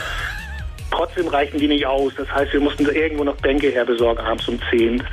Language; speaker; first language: German; native; German